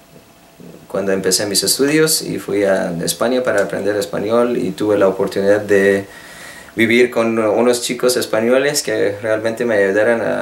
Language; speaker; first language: Spanish; non-native, fluent; Persian